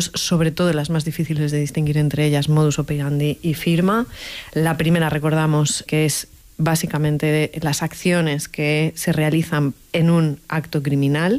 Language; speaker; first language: Spanish; native; Spanish